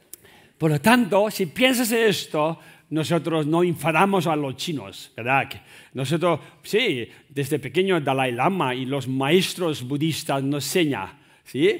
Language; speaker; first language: Spanish; non-native, learner; Tibetan